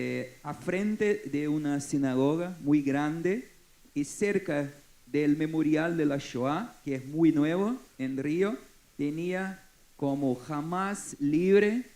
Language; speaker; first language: Spanish; non-native, fluent; Portuguese